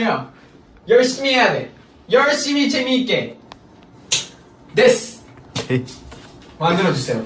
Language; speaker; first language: Korean; non-native, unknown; Japanese